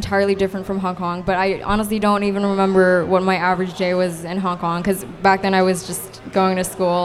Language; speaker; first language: English; non-native, local second language; Cantonese